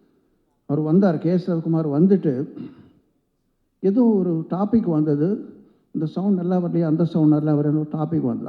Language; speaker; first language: Tamil; non-native, local second language; Telugu